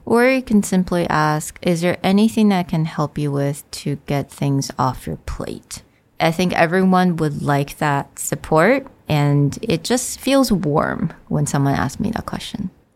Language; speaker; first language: English; non-native, fluent; Chinese